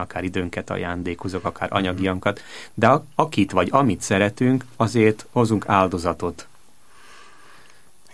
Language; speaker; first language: Hungarian; native; Hungarian